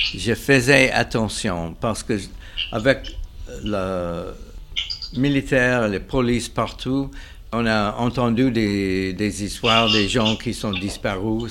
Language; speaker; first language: French; non-native, fluent; English